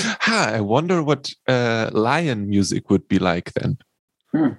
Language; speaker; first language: English; non-native, fluent; German